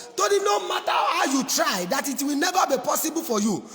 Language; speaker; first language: English; non-native, local second language; Yoruba